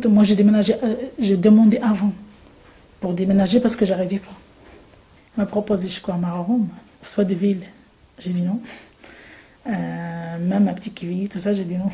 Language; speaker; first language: French; non-native, local second language; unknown